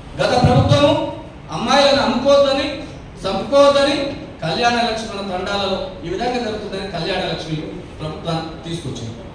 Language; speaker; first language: Telugu; non-native, local second language; Lambadi